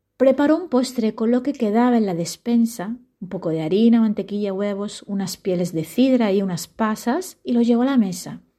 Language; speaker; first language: Spanish; non-native, fluent; Italian